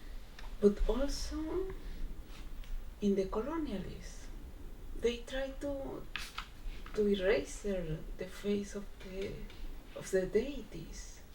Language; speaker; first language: English; non-native, learner; Spanish